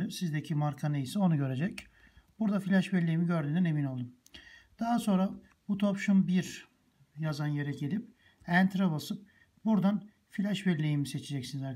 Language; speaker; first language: Turkish; native; Turkish